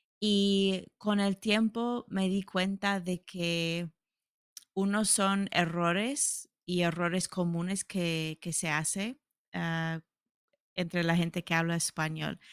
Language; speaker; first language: Spanish; non-native, fluent; English